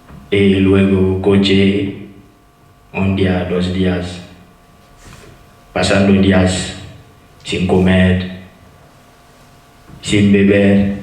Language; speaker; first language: Spanish; non-native, fluent; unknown